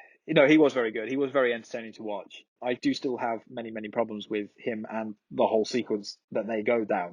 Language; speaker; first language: English; native; English